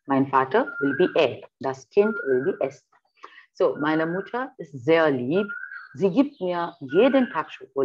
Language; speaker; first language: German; non-native, fluent; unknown